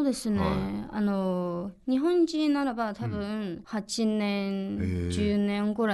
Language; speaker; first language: Japanese; non-native, learner; Chinese